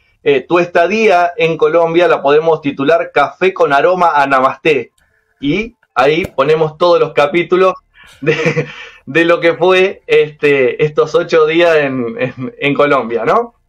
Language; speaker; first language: Spanish; native; Spanish